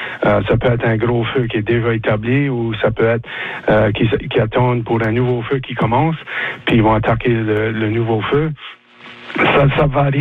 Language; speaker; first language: French; native; French